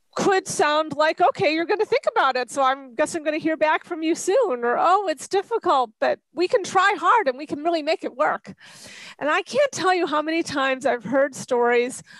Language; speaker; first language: English; native; English